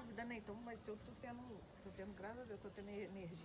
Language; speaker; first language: Portuguese; native; Portuguese